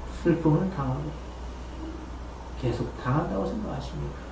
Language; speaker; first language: Korean; native; Korean